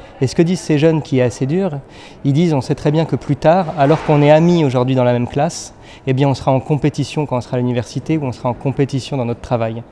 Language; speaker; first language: French; native; French